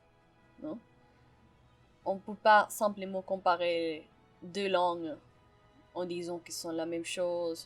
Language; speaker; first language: French; non-native, fluent; Spanish